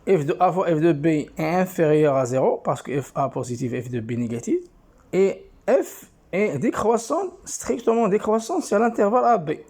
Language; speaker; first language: French; non-native, local second language; Arabic